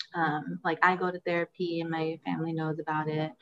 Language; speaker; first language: English; early bilingual, other home language; Spanish